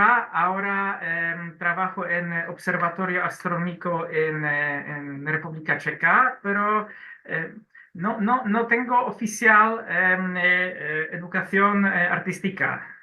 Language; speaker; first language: Spanish; non-native, learner; Polish